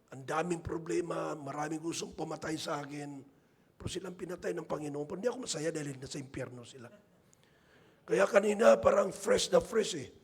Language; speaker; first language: Filipino; non-native, local second language; Hiligaynon